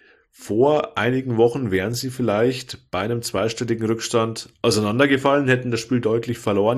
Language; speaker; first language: German; native; German